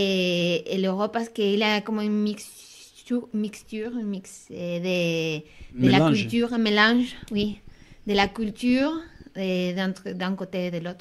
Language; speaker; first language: French; non-native, fluent; Spanish